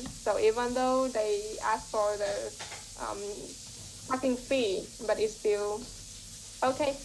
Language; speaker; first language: English; non-native, fluent; Vietnamese